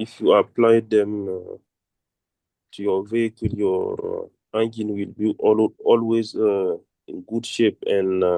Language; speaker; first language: English; non-native, fluent; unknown